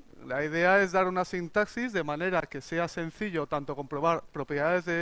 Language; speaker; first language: Spanish; native; Spanish